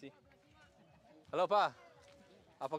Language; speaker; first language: Indonesian; non-native, learner; English